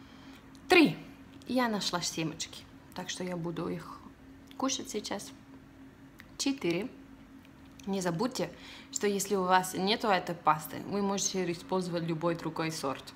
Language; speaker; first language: Russian; non-native, fluent; Italian